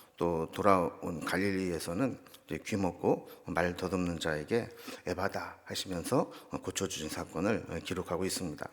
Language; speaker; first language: Korean; native; Korean